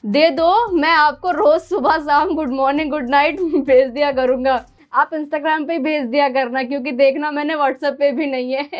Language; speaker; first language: Hindi; native; Hindi